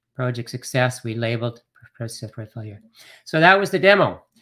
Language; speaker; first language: English; native; English